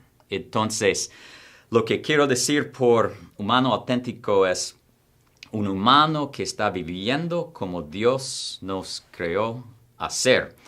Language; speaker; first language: Spanish; non-native, fluent; English